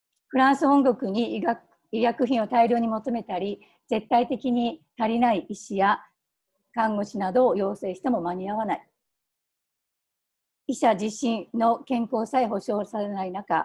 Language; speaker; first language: Japanese; native; Japanese